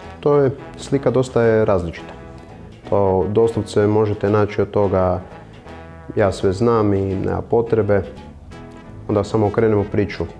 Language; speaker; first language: Croatian; native; Croatian